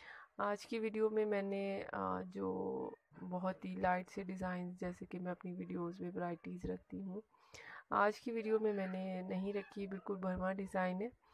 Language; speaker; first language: Hindi; native; Hindi